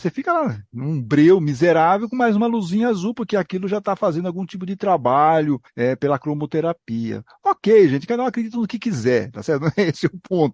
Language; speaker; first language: Portuguese; native; Portuguese